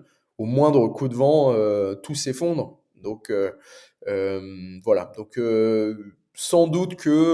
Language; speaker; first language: French; native; French